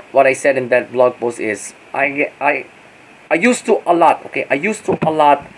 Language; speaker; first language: English; non-native, local second language; Filipino